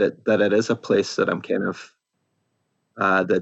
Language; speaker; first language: English; native; English